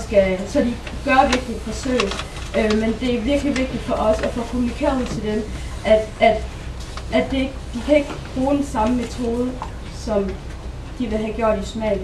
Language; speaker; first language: Danish; early bilingual, other home language; Somali